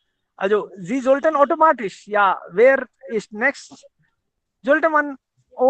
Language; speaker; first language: German; non-native, fluent; Hindi